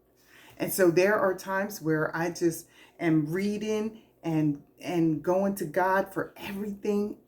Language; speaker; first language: English; native; English